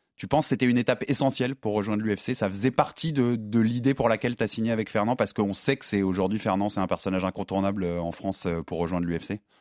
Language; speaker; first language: French; native; French